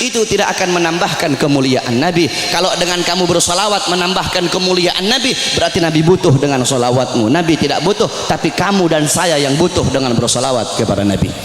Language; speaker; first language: Indonesian; native; Indonesian